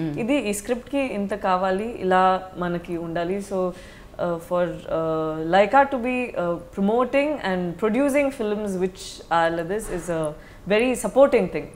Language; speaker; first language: Telugu; non-native, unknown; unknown